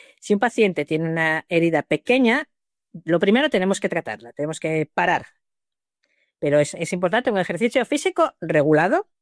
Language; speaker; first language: Spanish; native; Spanish